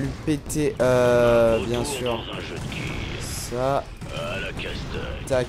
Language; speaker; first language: French; native; French